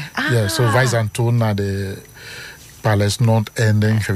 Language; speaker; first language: Dutch; non-native, learner; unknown